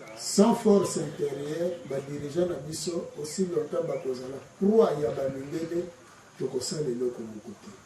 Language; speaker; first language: Lingala; non-native, local second language; Kongo